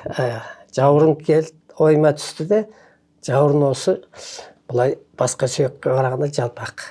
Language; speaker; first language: Kazakh; early bilingual, heritage; Kazakh